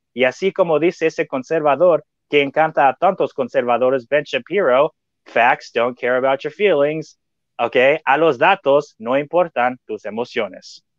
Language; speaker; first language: Spanish; non-native, fluent; English